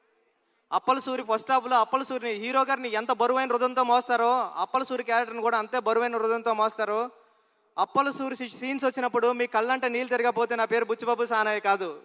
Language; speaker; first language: Telugu; native; Telugu